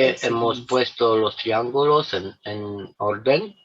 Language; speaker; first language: Spanish; non-native, fluent; Romanian